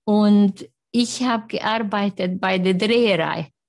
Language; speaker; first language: German; non-native, learner; Hungarian